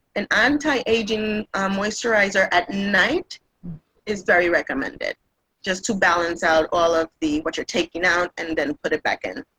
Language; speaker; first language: English; non-native, fluent; Spanish